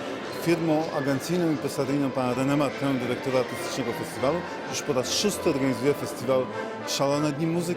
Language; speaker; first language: Polish; native; Polish